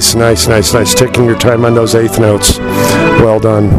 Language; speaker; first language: English; native; English